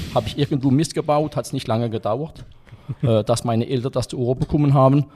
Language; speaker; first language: German; non-native, fluent; French